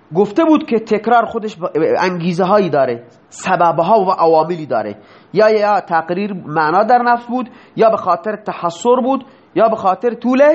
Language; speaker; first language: Persian; non-native, local second language; Baluchi